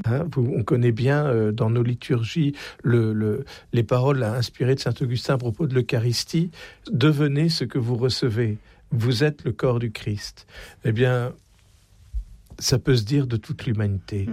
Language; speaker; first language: French; native; French